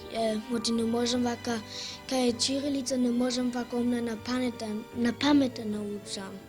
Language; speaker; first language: Macedonian; early bilingual, heritage; Macedonian